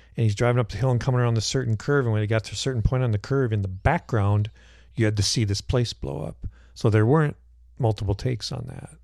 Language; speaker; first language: English; native; English